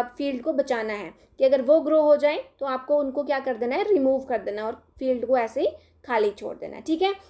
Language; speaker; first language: Hindi; non-native, local second language; Dogri